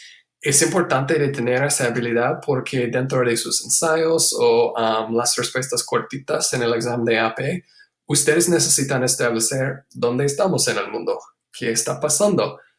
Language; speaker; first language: Spanish; non-native, fluent; English